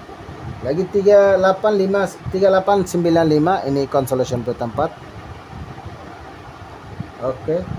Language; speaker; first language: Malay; non-native, learner; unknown